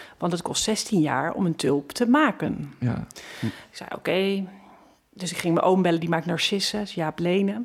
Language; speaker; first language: Dutch; native; Dutch